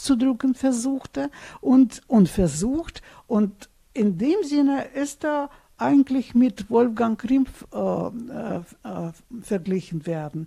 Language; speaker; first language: German; non-native, fluent; Russian